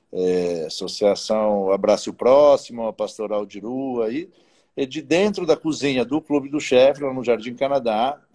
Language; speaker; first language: Portuguese; non-native, fluent; Italian